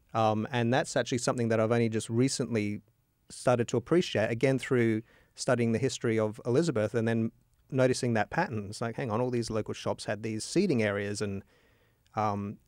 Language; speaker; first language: English; native; English